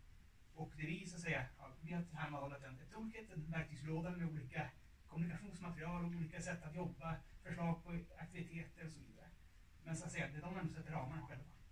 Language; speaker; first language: Swedish; native; Swedish